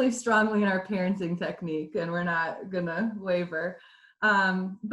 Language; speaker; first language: English; native; English